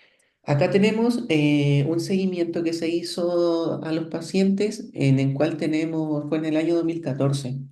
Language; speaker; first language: Spanish; native; Spanish